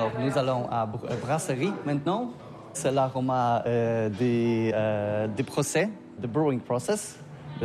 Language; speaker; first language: French; non-native, learner; Polish